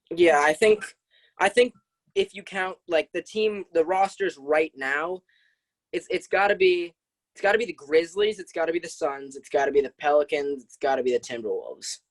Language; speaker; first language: English; native; English